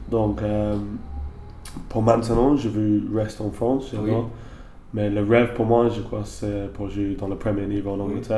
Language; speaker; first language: French; non-native, learner; English